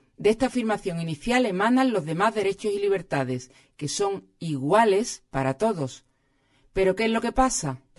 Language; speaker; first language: Spanish; native; Spanish